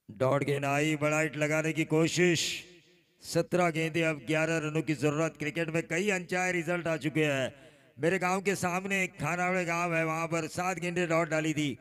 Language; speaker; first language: Hindi; non-native, local second language; Marathi